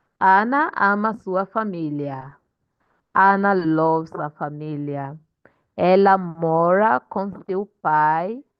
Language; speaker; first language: Portuguese; non-native, fluent; English